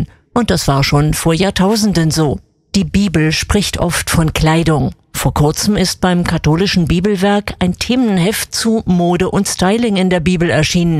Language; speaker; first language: German; native; German